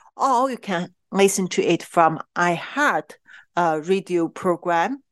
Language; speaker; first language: English; non-native, fluent; Chinese